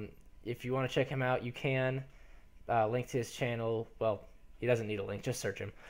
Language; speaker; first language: English; native; English